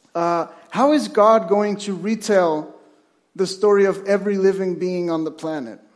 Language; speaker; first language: English; non-native, fluent; Spanish